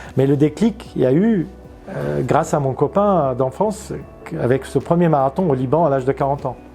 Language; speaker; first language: French; non-native, fluent; Armenian